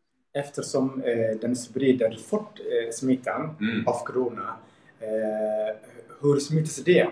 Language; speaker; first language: Swedish; early bilingual, other home language; Somali